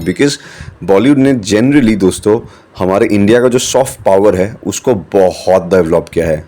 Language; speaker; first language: Hindi; non-native, local second language; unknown